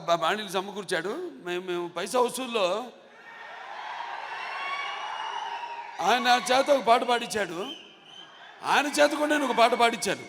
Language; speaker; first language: Telugu; native; Telugu